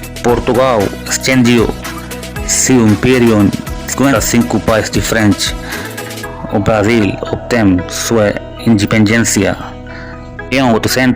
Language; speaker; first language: Portuguese; non-native, learner; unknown